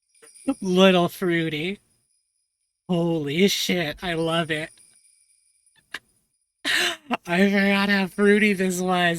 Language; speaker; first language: English; native; English